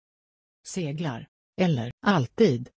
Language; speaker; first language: Swedish; non-native, learner; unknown